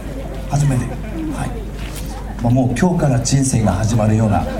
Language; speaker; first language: Japanese; native; Japanese